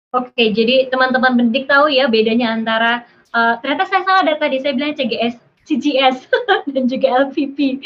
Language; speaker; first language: Indonesian; native; Indonesian